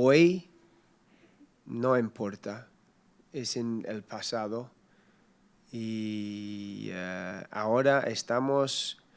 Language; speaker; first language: Spanish; non-native, learner; English